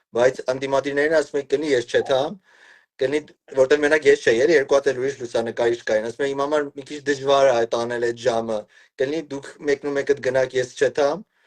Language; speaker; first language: Armenian; early bilingual, heritage; Armenian